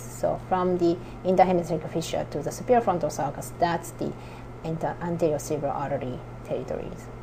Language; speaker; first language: English; non-native, fluent; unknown